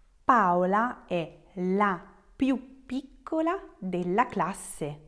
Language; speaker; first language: Italian; native; Italian